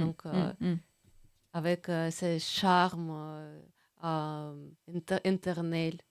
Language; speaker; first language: French; non-native, fluent; Russian